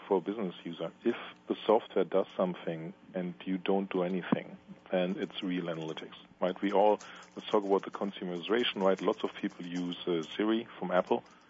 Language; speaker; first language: English; non-native, fluent; Italian